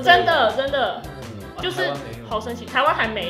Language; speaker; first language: Chinese; native; Chinese